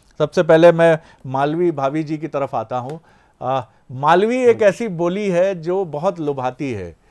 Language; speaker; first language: Hindi; native; Hindi